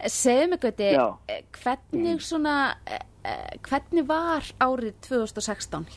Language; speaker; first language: Icelandic; native; Icelandic